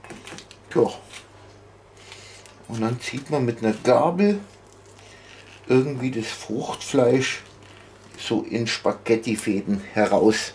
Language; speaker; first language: German; native; German